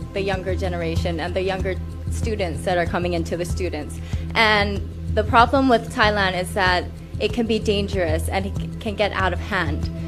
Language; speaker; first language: English; non-native, fluent; Thai